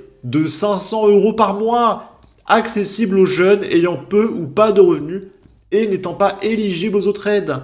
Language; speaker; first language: French; native; French